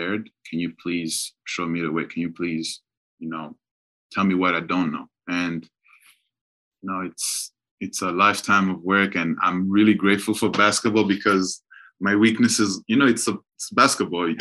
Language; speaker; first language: English; non-native, local second language; Kinyarwanda